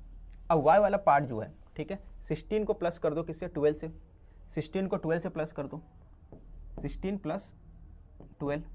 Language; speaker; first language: Hindi; native; Hindi